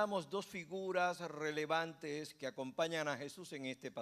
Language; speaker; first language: Spanish; native; Spanish